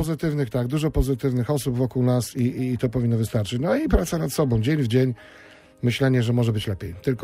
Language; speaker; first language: Polish; native; Polish